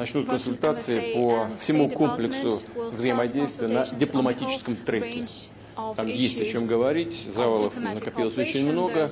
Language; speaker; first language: Russian; native; Russian